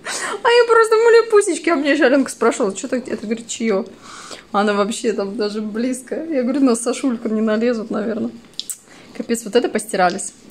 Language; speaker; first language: Russian; native; Russian